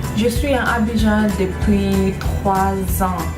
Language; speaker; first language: French; non-native, learner; Swahili